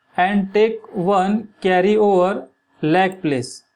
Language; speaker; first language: English; non-native, local second language; Marathi